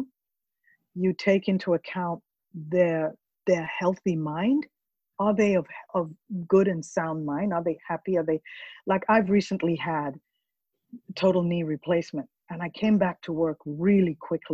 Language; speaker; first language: English; non-native, local second language; Ganda